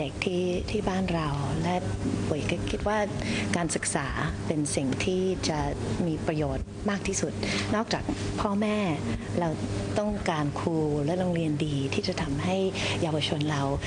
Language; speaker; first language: Thai; early bilingual, heritage; Thai